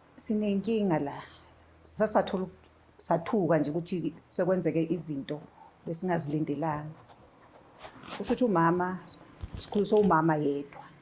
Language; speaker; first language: Zulu; native; Zulu